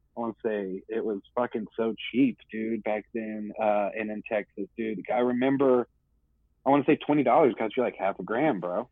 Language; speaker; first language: English; native; English